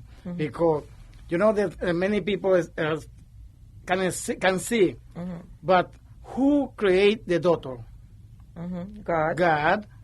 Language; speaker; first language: English; non-native, learner; Spanish